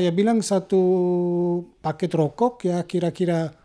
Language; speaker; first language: Indonesian; non-native, learner; German